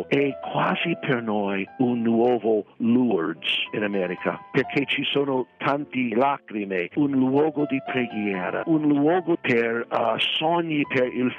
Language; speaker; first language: Italian; non-native, fluent; English